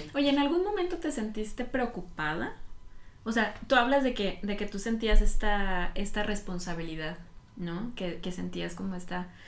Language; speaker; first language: Spanish; native; Spanish